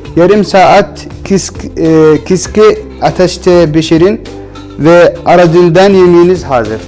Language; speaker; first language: Turkish; non-native, fluent; Arabic